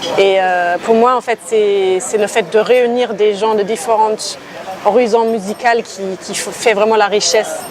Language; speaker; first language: French; non-native, fluent; German